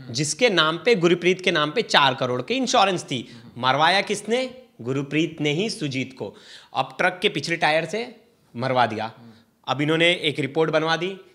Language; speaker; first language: Hindi; native; Hindi